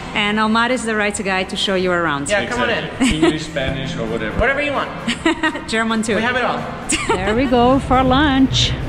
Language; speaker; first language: English; non-native, fluent; Portuguese